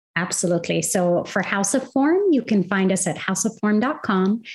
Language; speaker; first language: English; non-native, fluent; Arabic